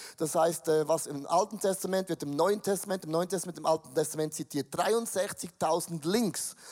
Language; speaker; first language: German; native; German